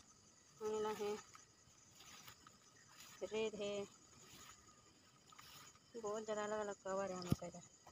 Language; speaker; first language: Hindi; non-native, local second language; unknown